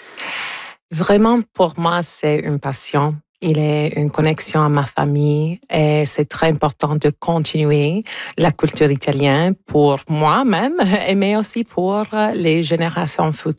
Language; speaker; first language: French; early bilingual, heritage; English